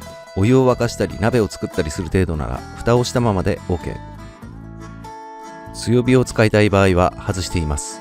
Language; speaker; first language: Japanese; native; Japanese